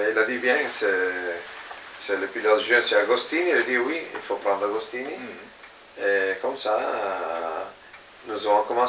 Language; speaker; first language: French; non-native, fluent; Italian